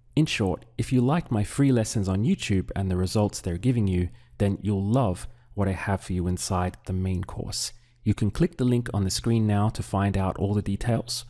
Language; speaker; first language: English; native; English